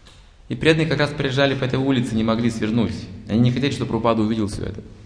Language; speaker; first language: Russian; native; Russian